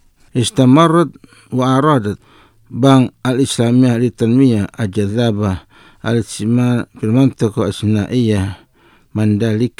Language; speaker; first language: Arabic; non-native, fluent; Indonesian